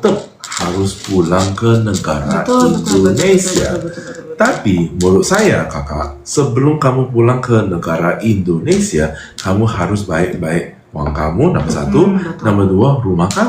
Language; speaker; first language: Indonesian; non-native, fluent; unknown